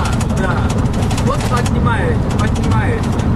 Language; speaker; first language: Russian; non-native, learner; Turkish